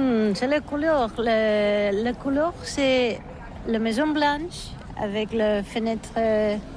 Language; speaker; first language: French; non-native, learner; Catalan